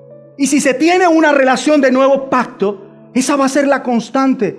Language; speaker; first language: Spanish; native; Spanish